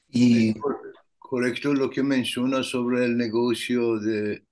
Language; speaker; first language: Spanish; non-native, learner; Persian